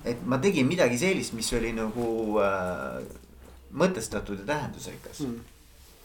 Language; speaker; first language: Estonian; non-native, local second language; Russian